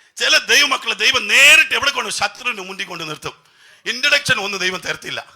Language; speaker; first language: Malayalam; non-native, local second language; Tamil